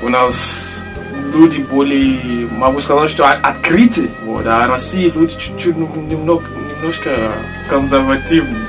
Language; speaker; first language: Russian; non-native, learner; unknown